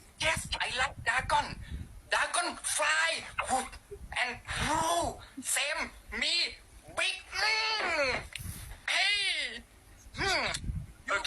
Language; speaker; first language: English; non-native, learner; Thai